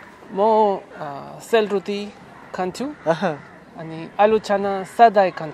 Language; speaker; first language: Nepali; non-native, learner; Spanish